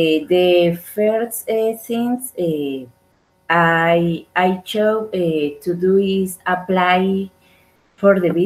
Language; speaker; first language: English; non-native, learner; Spanish